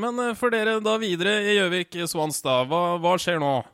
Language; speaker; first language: Norwegian; native; Norwegian